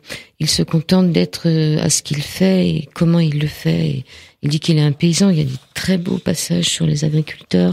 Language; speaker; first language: French; native; French